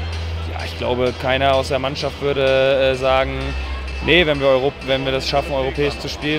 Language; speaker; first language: German; native; German